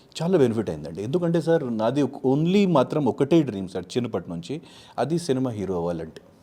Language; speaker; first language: Telugu; non-native, fluent; Hindi